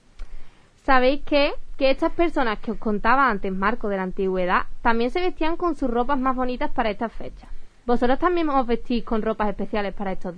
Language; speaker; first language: Spanish; native; Spanish